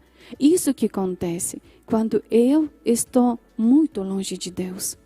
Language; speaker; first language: Portuguese; non-native, fluent; Polish